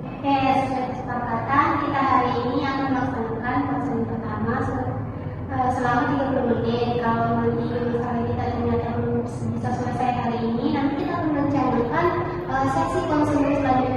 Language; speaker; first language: Indonesian; native; Indonesian